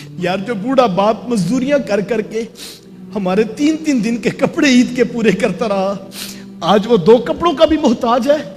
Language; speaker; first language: Urdu; non-native, local second language; Punjabi